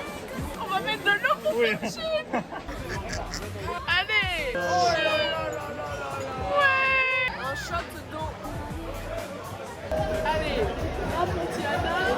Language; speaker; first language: French; native; French